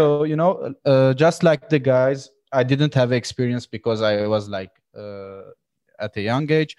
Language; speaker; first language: English; non-native, fluent; Armenian